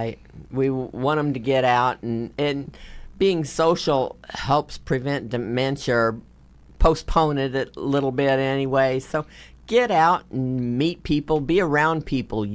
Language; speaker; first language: English; native; English